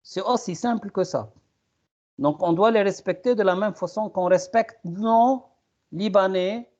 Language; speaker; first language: French; non-native, local second language; Arabic